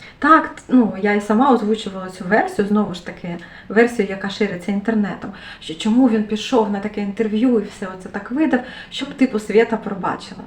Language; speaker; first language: Ukrainian; native; Ukrainian